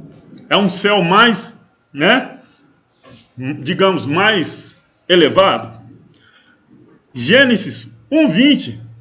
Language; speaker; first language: Portuguese; native; Portuguese